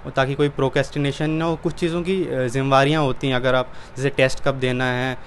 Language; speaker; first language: Hindi; native; Hindi